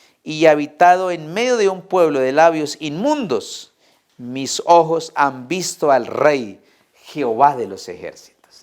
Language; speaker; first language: Spanish; native; Spanish